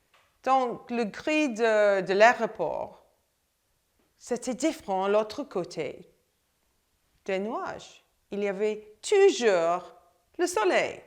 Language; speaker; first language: French; non-native, fluent; English